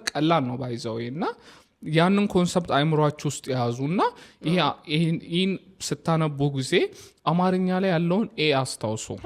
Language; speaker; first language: Amharic; non-native, local second language; Oromo